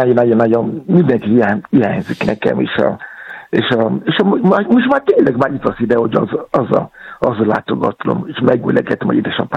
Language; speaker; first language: Hungarian; non-native, fluent; Yoruba